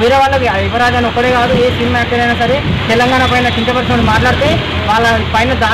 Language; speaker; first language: Telugu; native; Telugu